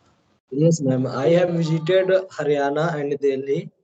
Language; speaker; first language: English; non-native, learner; Hindi